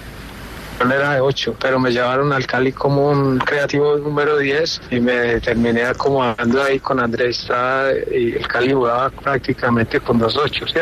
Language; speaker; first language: Spanish; native; Spanish